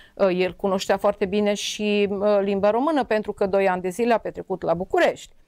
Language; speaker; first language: Romanian; non-native, local second language; Serbian